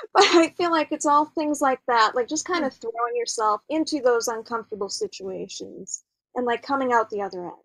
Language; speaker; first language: English; native; English